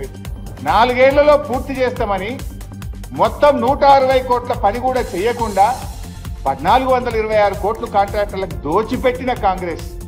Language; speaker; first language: Telugu; native; Telugu